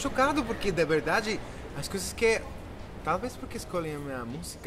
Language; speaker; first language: Portuguese; non-native, fluent; Spanish